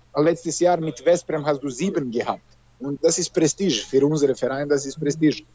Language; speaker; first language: German; non-native, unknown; Serbian